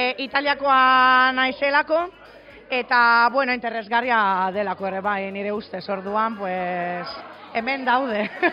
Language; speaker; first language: Basque; non-native, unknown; Italian